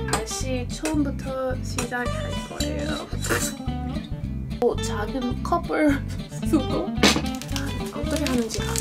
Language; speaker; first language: Korean; non-native, learner; English